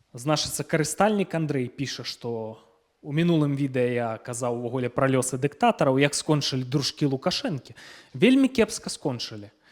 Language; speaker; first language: Belarusian; non-native, local second language; Russian